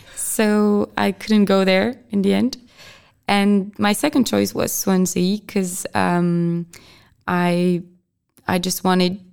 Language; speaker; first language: English; non-native, fluent; French